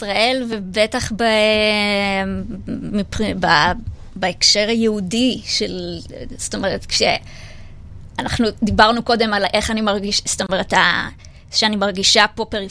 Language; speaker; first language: Hebrew; native; Hebrew